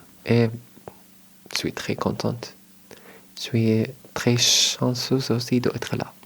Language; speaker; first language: French; early bilingual, other home language; Arabic